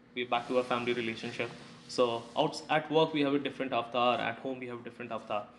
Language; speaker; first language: English; non-native, local second language; Hindi